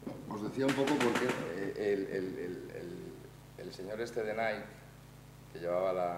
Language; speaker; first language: Spanish; native; Spanish